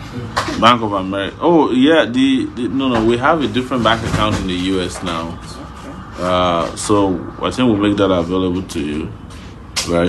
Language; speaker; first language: English; non-native, local second language; Yoruba